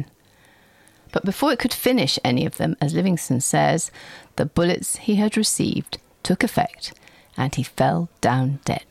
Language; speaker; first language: English; native; English